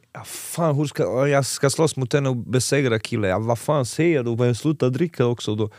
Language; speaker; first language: Swedish; non-native, fluent; Serbian